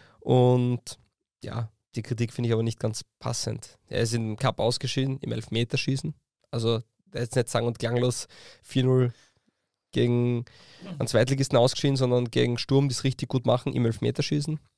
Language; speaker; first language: German; native; German